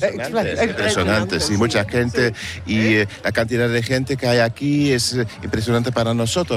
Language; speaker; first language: Spanish; non-native, fluent; Dutch